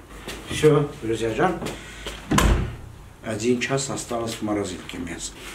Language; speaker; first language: Russian; non-native, fluent; Armenian